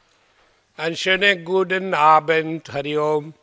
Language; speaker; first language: German; non-native, fluent; Hindi